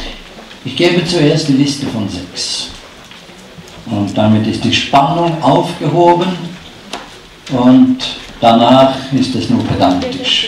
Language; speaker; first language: German; non-native, fluent; Norwegian